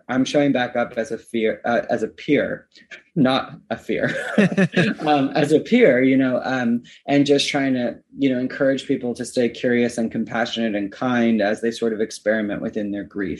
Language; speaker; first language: English; native; English